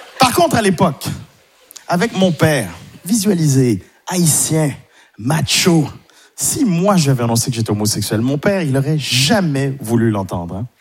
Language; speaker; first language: French; native; French